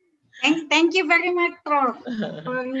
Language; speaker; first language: English; non-native, learner; Indonesian